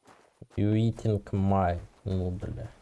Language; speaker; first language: English; non-native, learner; Russian